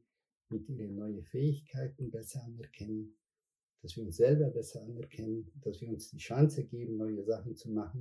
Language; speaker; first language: German; non-native, fluent; Spanish